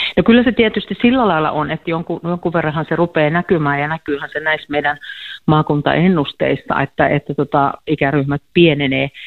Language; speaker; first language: Finnish; native; Finnish